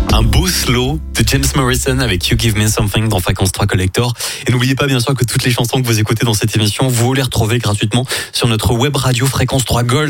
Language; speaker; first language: French; native; French